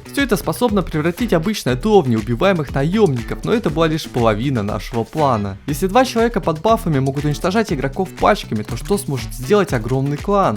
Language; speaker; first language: Russian; native; Russian